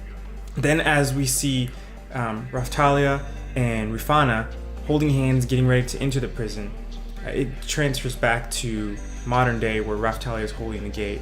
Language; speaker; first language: English; native; English